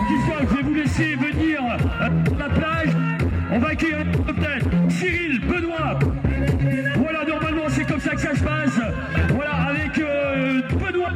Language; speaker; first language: French; native; French